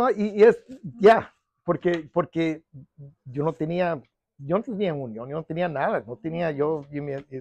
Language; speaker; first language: Spanish; early bilingual, heritage; Spanish